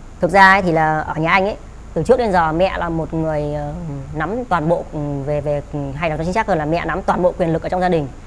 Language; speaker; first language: Vietnamese; native; Vietnamese